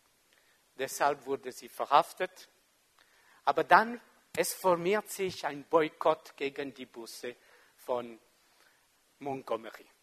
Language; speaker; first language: German; non-native, local second language; French